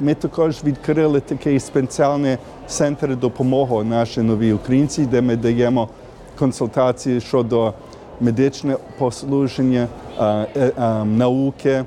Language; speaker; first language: Ukrainian; early bilingual, heritage; Ukrainian